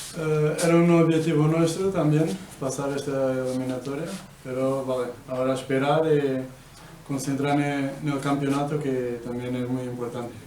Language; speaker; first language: Spanish; non-native, fluent; Portuguese